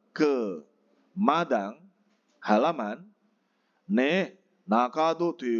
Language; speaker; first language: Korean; non-native, fluent; Indonesian